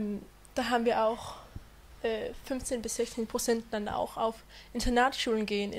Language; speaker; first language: German; non-native, fluent; Danish